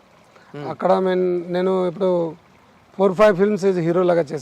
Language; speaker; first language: Telugu; non-native, learner; Marathi